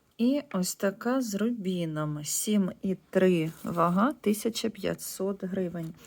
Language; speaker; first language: Ukrainian; non-native, local second language; Russian